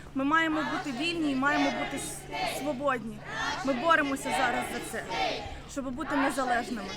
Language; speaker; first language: Ukrainian; native; Ukrainian